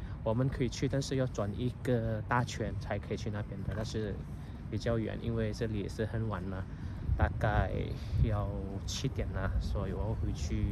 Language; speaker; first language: Chinese; early bilingual, heritage; Chinese